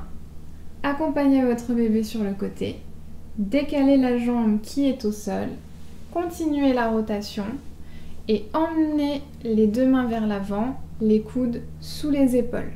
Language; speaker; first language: French; native; French